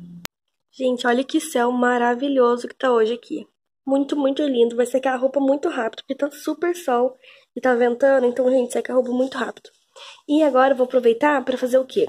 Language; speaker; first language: Portuguese; native; Portuguese